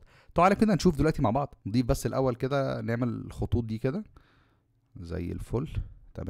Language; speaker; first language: Arabic; native; Arabic